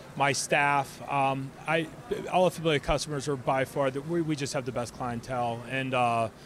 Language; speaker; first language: English; native; English